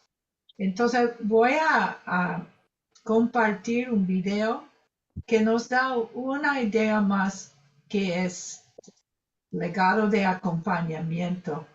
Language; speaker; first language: Spanish; non-native, fluent; English